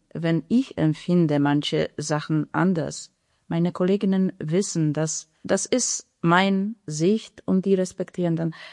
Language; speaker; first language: German; non-native, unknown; Polish